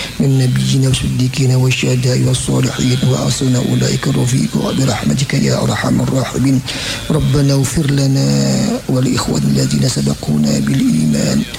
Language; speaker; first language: Arabic; non-native, fluent; Javanese